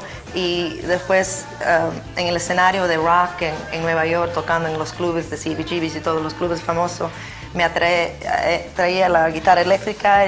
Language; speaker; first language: Spanish; early bilingual, heritage; Spanish